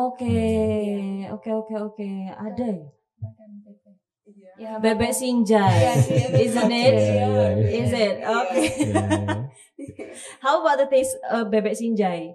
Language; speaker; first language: English; non-native, fluent; Indonesian